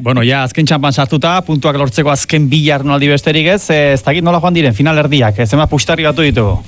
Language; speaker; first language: Basque; native; Basque